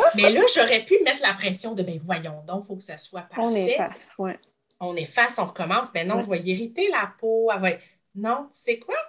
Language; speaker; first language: French; native; French